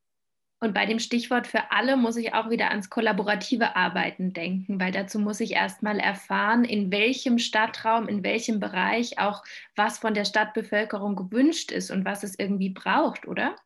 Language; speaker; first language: German; native; German